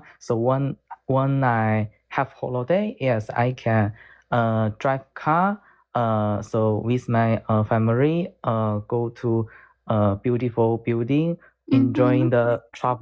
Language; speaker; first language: English; non-native, learner; Korean